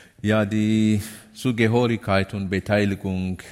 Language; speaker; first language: German; non-native, learner; Amharic